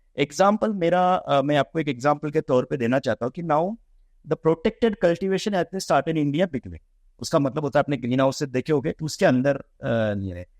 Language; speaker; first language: Hindi; non-native, local second language; Marathi